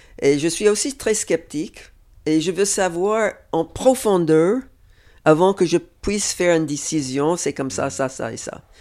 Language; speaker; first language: French; non-native, fluent; English